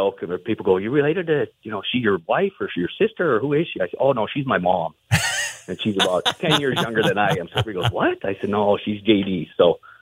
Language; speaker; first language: English; native; English